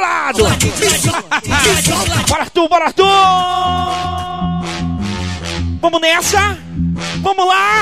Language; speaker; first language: Portuguese; native; Portuguese